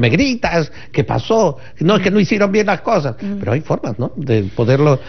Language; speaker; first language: Spanish; native; Spanish